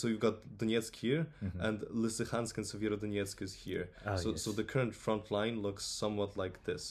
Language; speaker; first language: English; non-native, fluent; Polish